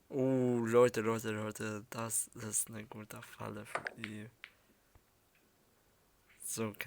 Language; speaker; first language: German; early bilingual, other home language; Arabic